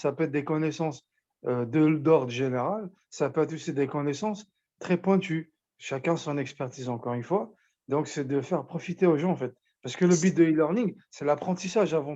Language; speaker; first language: French; non-native, local second language; Arabic